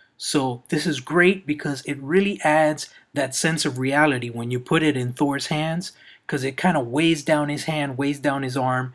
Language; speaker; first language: English; native; English